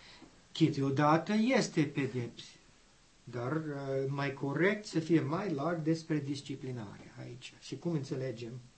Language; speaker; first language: Romanian; non-native, learner; English